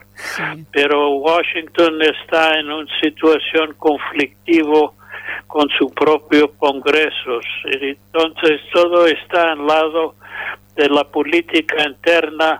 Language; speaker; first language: Spanish; non-native, fluent; English